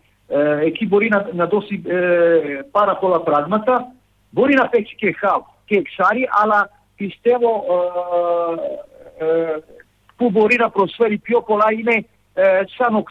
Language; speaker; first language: Greek; non-native, fluent; Serbian